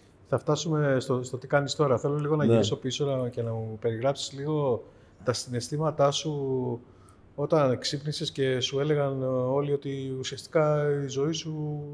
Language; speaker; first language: Greek; native; Greek